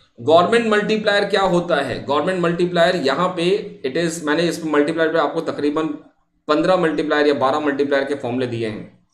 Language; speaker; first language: Hindi; non-native, local second language; Bangla